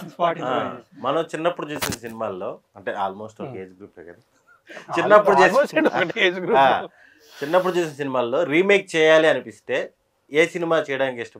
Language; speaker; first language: Telugu; native; Telugu